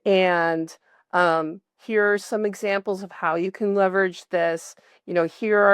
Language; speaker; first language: English; native; English